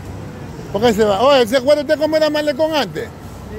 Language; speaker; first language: Spanish; native; Spanish